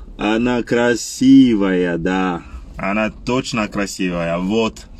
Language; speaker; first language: Russian; non-native, learner; Lingala